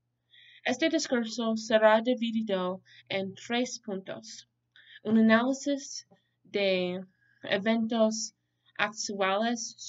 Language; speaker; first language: Spanish; non-native, learner; English